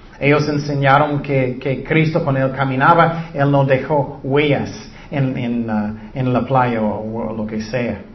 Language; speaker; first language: Spanish; non-native, learner; English